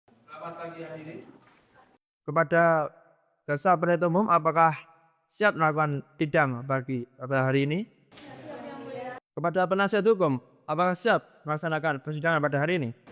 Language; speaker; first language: Indonesian; native; Indonesian